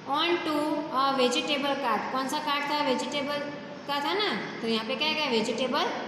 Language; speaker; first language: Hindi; non-native, local second language; Gujarati